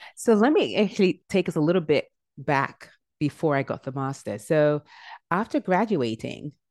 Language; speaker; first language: English; native; English